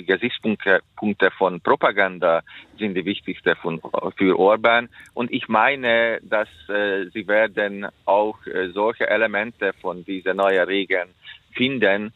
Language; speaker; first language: German; non-native, fluent; Hungarian